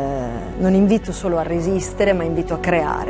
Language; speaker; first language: Italian; native; Italian